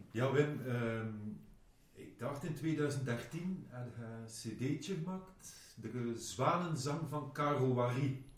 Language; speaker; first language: Dutch; native; Dutch